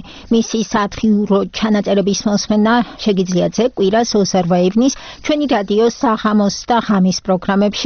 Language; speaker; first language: Georgian; native; Georgian